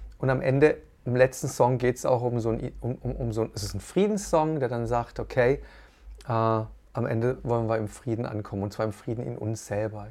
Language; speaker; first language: German; native; German